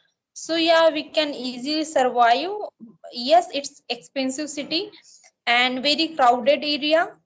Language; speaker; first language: English; non-native, learner; Marathi